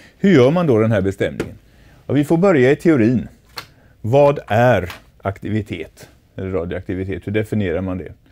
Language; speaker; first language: Swedish; native; Swedish